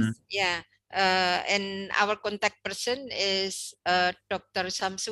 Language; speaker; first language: English; non-native, learner; Indonesian